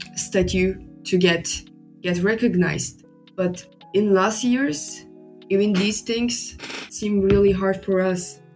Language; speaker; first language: English; non-native, fluent; Turkish